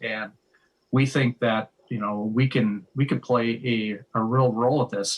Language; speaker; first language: English; native; English